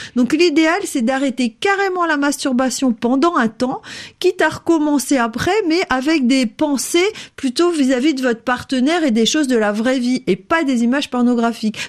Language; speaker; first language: French; native; French